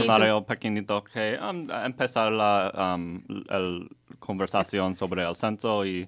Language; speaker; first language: Spanish; non-native, learner; English